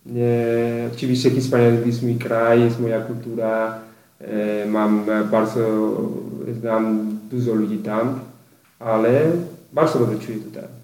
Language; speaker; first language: Polish; non-native, learner; Spanish